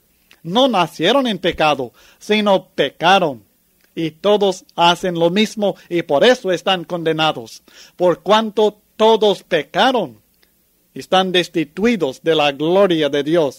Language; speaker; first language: Spanish; native; Spanish